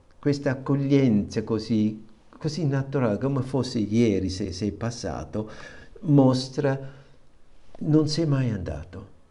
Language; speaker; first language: Italian; non-native, fluent; German